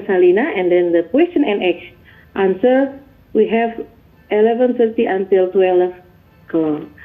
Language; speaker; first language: English; non-native, learner; Indonesian